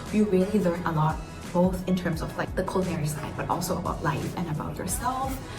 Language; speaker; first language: English; non-native, fluent; Thai